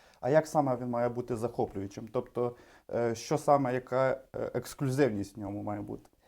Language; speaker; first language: Ukrainian; native; Ukrainian